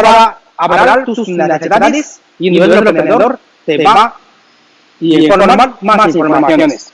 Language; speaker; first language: Spanish; non-native, learner; Chinese